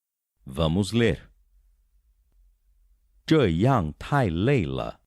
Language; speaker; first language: Chinese; non-native, fluent; Portuguese